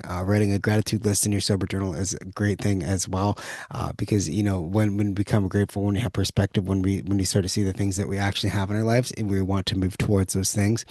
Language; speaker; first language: English; native; English